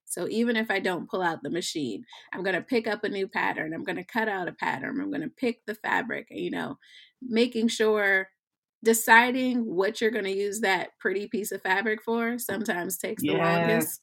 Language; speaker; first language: English; native; English